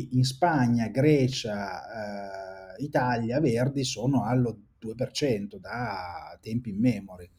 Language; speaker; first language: Italian; native; Italian